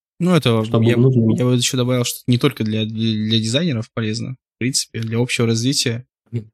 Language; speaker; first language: Russian; native; Russian